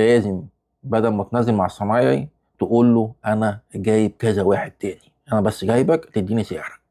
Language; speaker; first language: Arabic; native; Arabic